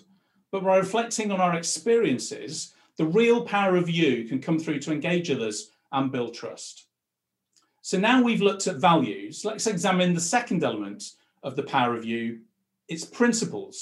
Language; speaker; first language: English; native; English